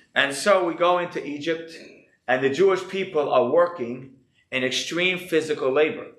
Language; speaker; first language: English; native; English